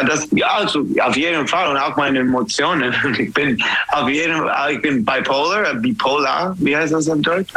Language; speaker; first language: German; non-native, learner; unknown